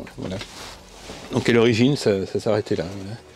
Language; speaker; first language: French; native; French